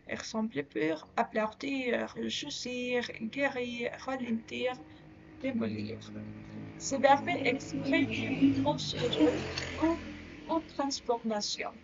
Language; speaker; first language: French; non-native, learner; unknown